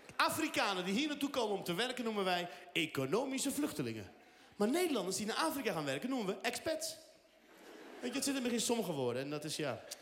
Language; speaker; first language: Dutch; early bilingual, other home language; Riffian